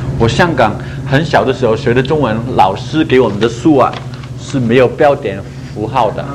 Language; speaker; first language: Chinese; non-native, local second language; Cantonese